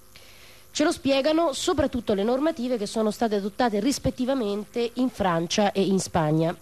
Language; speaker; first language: Italian; native; Italian